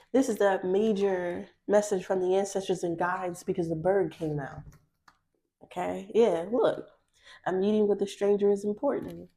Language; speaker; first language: English; native; English